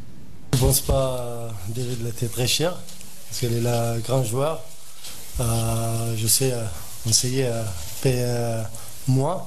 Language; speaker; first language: French; non-native, fluent; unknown